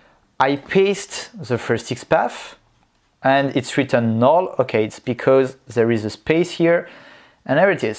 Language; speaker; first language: English; non-native, fluent; French